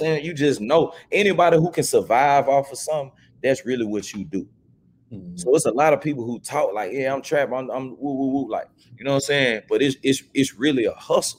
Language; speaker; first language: English; native; English